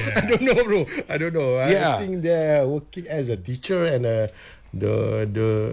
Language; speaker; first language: English; non-native, local second language; Malay